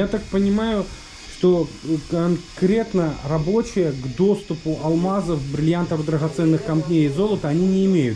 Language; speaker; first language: Russian; native; Russian